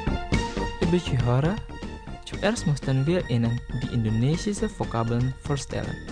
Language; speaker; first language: German; non-native, fluent; Indonesian